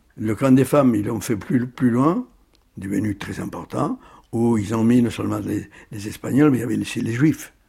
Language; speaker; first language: French; early bilingual, other home language; Spanish